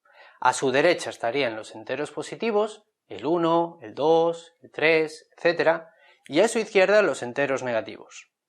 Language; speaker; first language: Spanish; native; Spanish